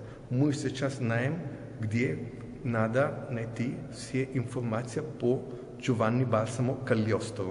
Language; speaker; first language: Russian; non-native, learner; Italian